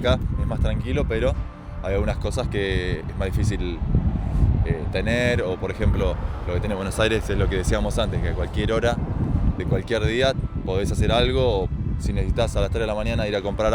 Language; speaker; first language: Spanish; native; Spanish